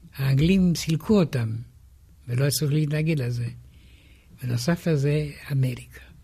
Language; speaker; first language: Hebrew; non-native, fluent; Romanian